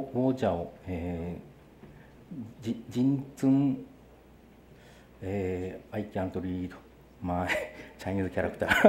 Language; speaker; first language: English; non-native, learner; Japanese